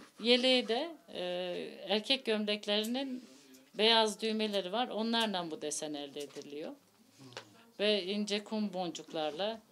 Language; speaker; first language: Turkish; early bilingual, heritage; Turkish